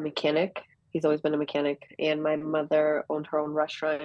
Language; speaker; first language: English; early bilingual, other home language; Greek